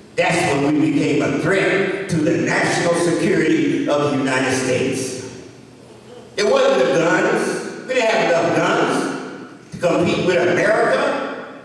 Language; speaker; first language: English; native; English